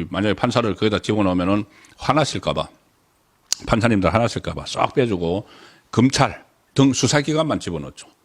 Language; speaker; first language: Korean; native; Korean